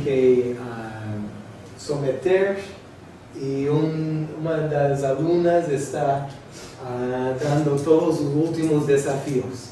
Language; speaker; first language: Portuguese; non-native, fluent; English